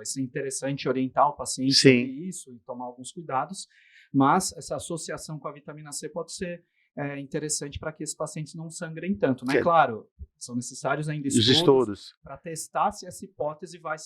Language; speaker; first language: Portuguese; native; Portuguese